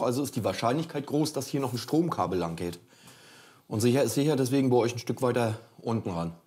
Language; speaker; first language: German; native; German